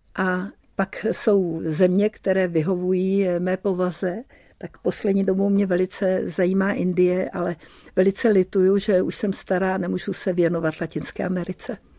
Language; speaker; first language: Czech; early bilingual, heritage; Czech